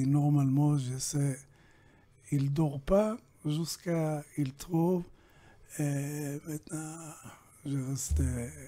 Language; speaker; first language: French; non-native, learner; Hebrew